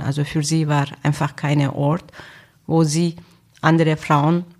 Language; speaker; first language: German; non-native, fluent; Turkish